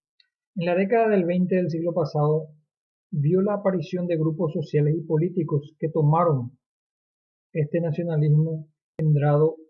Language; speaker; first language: Spanish; native; Spanish